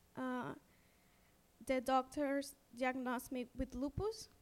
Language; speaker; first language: English; non-native, fluent; Spanish